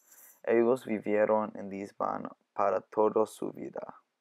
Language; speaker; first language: Spanish; non-native, learner; English